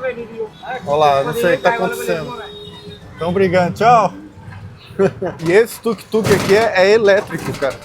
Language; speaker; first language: Portuguese; native; Portuguese